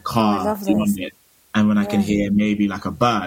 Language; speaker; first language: English; native; English